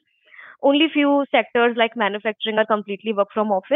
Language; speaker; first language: English; non-native, local second language; Hindi